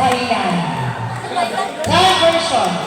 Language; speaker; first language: English; non-native, local second language; Cebuano